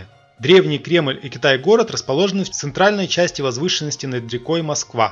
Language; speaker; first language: Russian; native; Russian